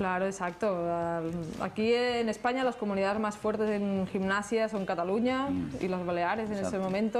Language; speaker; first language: Spanish; native; Spanish